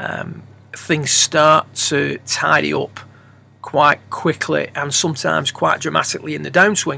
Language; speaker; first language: English; native; English